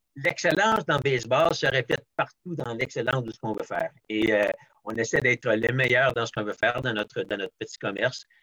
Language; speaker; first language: French; native; French